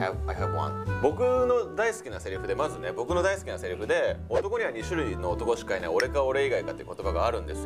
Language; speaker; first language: Japanese; native; Japanese